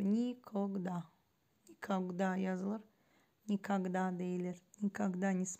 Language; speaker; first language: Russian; non-native, fluent; Azerbaijani